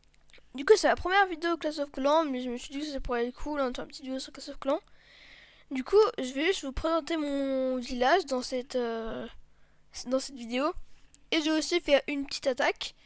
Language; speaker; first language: French; native; French